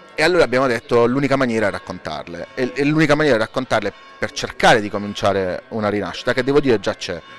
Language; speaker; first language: Italian; native; Italian